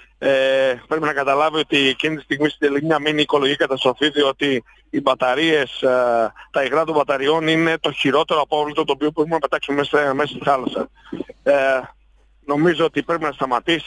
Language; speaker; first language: Greek; native; Greek